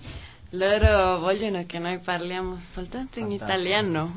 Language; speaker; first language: Italian; non-native, learner; Spanish